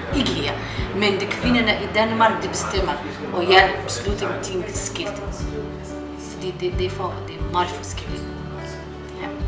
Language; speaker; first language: Danish; non-native, learner; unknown